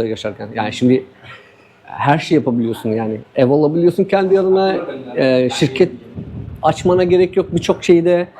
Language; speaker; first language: Turkish; native; Turkish